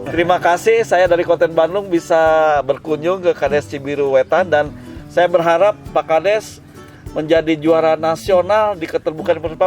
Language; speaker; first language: Indonesian; non-native, local second language; Sundanese